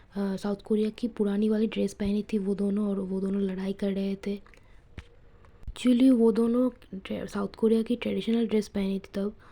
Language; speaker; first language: Hindi; non-native, local second language; Bangla